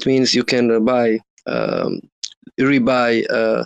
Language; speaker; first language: English; non-native, learner; Croatian